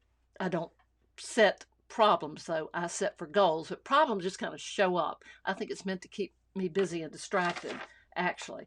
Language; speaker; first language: English; native; English